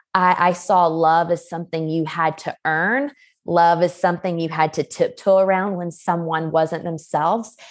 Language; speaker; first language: English; native; English